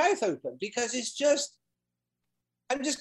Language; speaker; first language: English; native; English